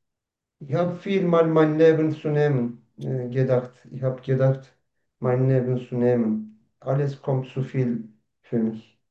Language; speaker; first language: German; non-native, learner; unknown